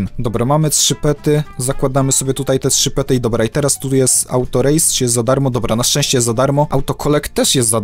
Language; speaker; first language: Polish; native; Polish